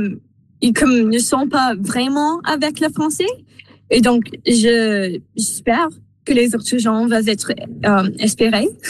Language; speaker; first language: French; non-native, local second language; English